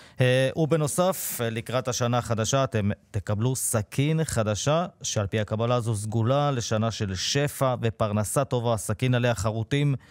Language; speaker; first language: Hebrew; native; Hebrew